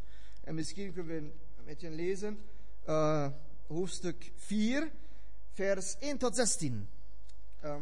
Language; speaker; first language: Dutch; non-native, fluent; German